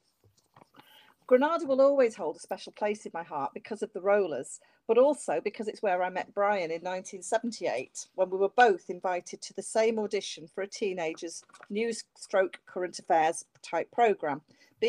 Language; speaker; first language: English; native; English